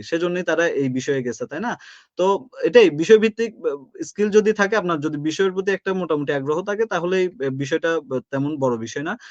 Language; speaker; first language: Bangla; native; Bangla